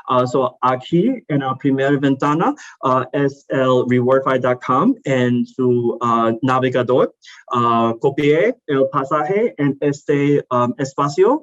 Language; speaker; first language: Spanish; non-native, learner; English